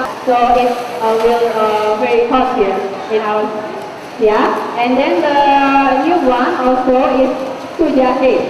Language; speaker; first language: English; non-native, local second language; Indonesian